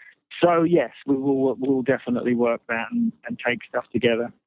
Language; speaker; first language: English; native; English